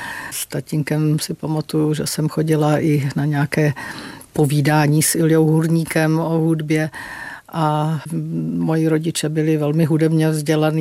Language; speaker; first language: Czech; native; Czech